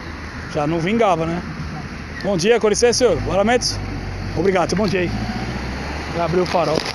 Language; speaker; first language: Portuguese; native; Portuguese